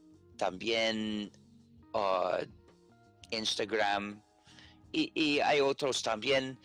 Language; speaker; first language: Spanish; non-native, fluent; English